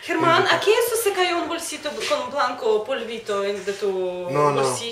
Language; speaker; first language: Spanish; non-native, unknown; Russian